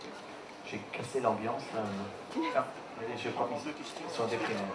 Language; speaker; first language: French; native; French